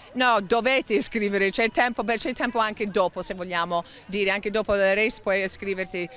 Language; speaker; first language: Italian; non-native, fluent; English